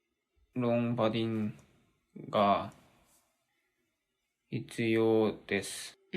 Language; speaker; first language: Japanese; non-native, learner; Korean